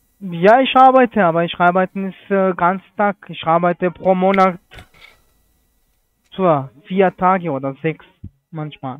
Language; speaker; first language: German; non-native, learner; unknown